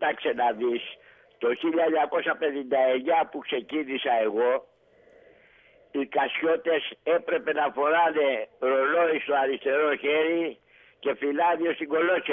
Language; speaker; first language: Greek; native; Greek